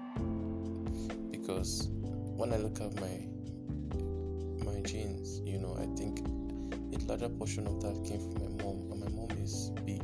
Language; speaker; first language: English; non-native, local second language; Yoruba